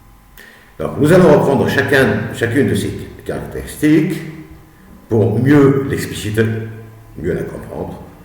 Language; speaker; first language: French; non-native, local second language; Arabic